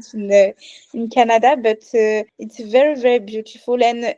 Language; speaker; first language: English; non-native, learner; French